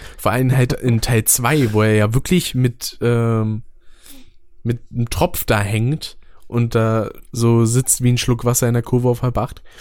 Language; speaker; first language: German; native; German